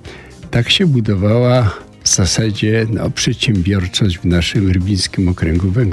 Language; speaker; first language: Polish; native; Polish